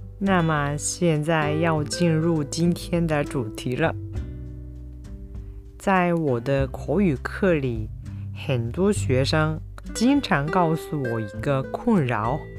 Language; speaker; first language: Chinese; non-native, fluent; Japanese